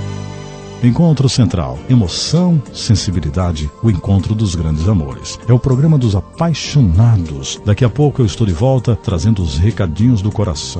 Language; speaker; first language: Portuguese; native; Portuguese